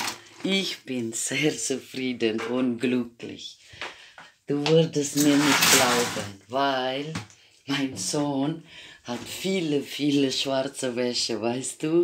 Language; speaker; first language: German; non-native, fluent; Croatian